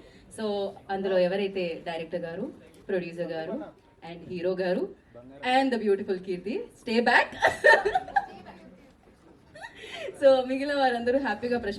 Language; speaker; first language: Telugu; native; Telugu